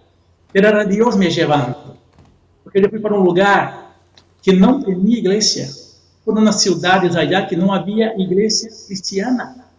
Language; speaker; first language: Spanish; non-native, fluent; Portuguese